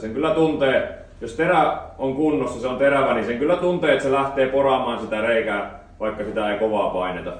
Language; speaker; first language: Finnish; native; Finnish